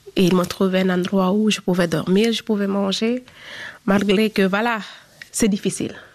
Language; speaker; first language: French; non-native, local second language; Fula